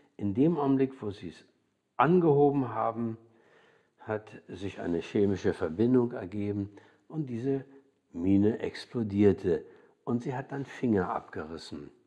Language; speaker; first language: German; native; German